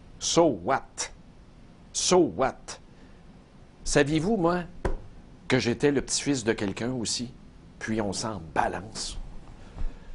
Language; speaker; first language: French; native; French